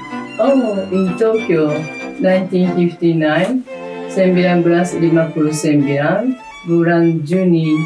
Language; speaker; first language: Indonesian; non-native, fluent; Japanese